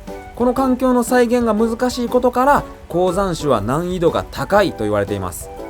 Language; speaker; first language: Japanese; native; Japanese